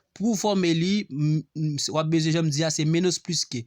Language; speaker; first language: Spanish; non-native, learner; Haitian Creole